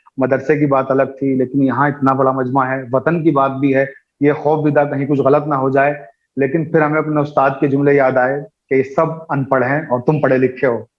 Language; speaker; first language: Urdu; native; Urdu